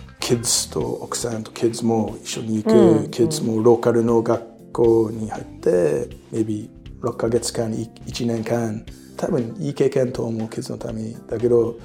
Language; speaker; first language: Japanese; non-native, learner; English